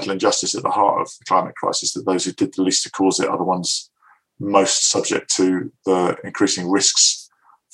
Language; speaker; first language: English; native; English